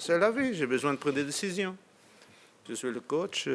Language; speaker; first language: French; non-native, learner; Portuguese